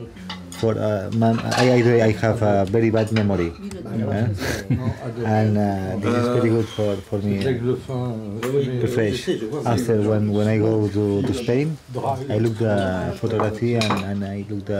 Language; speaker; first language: English; non-native, learner; Spanish